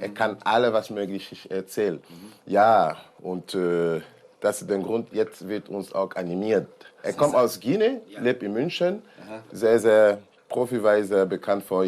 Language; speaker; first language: German; non-native, learner; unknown